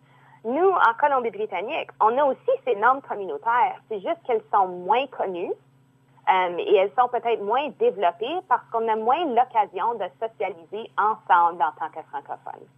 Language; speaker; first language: French; native; French